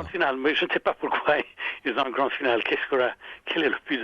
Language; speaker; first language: French; non-native, fluent; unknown